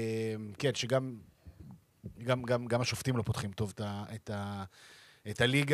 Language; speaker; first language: Hebrew; native; Hebrew